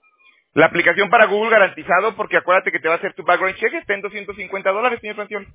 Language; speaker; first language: Spanish; native; Spanish